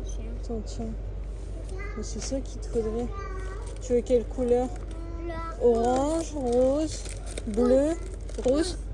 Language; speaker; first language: French; native; French